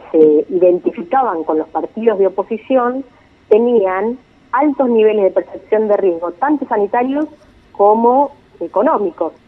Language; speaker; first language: Spanish; native; Spanish